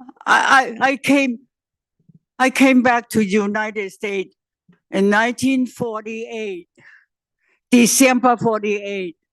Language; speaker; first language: English; non-native, learner; Chinese